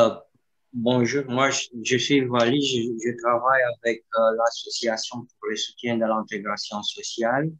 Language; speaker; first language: French; non-native, fluent; Romanian